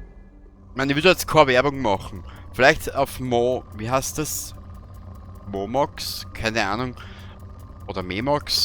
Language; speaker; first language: German; native; German